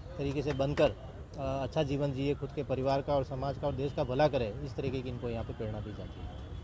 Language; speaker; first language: Hindi; non-native, local second language; Gujarati